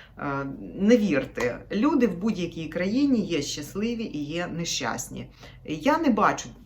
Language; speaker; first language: Ukrainian; native; Ukrainian